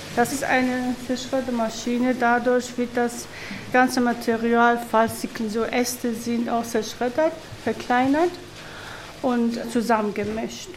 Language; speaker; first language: German; non-native, fluent; Persian